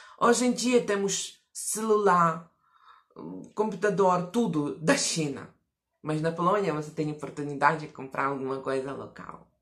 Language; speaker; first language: Portuguese; non-native, fluent; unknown